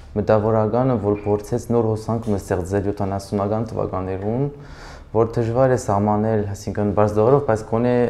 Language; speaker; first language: Armenian; early bilingual, heritage; Armenian